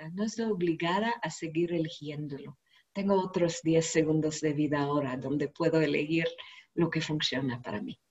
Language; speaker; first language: Spanish; non-native, learner; English